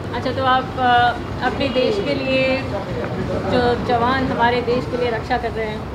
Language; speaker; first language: Hindi; non-native, local second language; Telugu